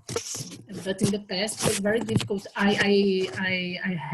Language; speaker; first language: English; non-native, learner; Portuguese